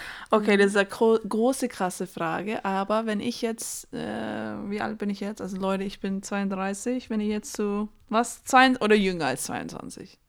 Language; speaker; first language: German; non-native, fluent; English